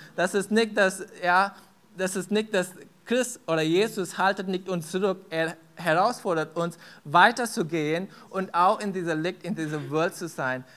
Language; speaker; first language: German; non-native, fluent; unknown